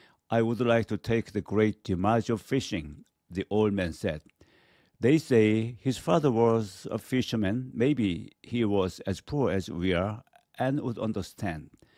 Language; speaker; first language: English; non-native, fluent; Korean